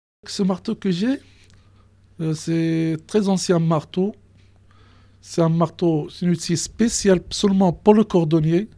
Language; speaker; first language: French; non-native, learner; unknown